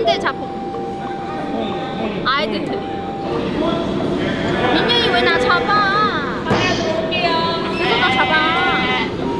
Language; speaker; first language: Korean; non-native, fluent; Chinese